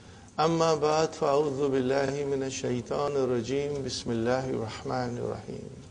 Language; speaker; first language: Arabic; non-native, fluent; English